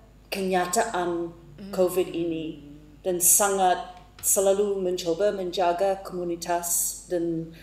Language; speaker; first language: Indonesian; non-native, fluent; English